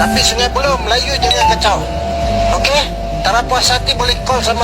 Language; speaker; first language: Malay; non-native, learner; Bangla